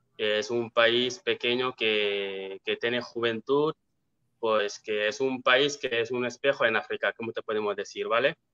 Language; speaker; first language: Spanish; non-native, fluent; Wolof